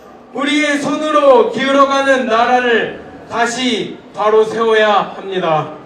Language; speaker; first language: Korean; native; Korean